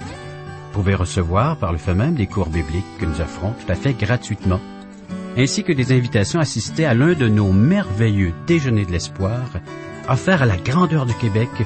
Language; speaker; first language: French; native; French